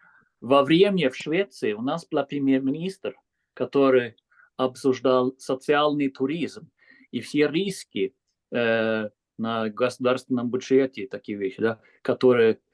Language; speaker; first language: Russian; non-native, fluent; Swedish